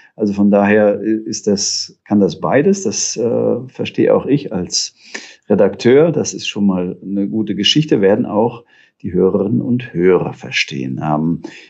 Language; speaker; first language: German; native; German